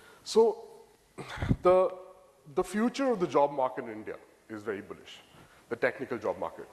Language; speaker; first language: English; non-native, local second language; Bangla